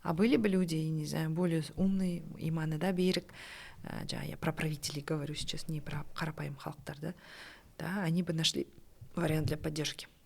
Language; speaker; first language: Russian; non-native, local second language; Kazakh